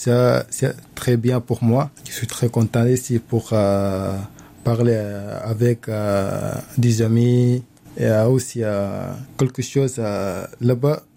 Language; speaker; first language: French; non-native, learner; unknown